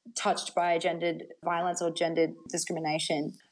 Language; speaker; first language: English; native; English